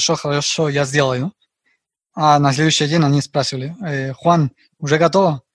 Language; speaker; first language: Russian; non-native, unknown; Spanish